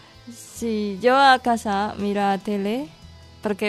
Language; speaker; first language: Catalan; non-native, learner; Indonesian